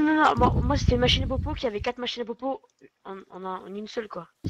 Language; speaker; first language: French; native; French